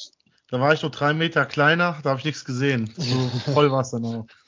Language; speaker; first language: German; native; German